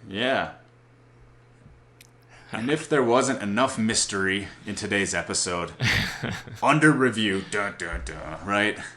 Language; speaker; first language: English; native; English